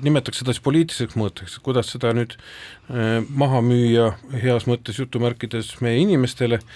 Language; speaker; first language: Estonian; native; Estonian